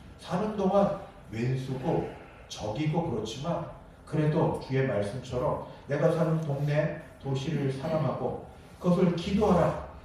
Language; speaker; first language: Korean; native; Korean